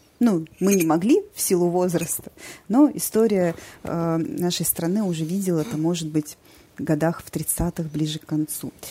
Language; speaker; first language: Russian; native; Russian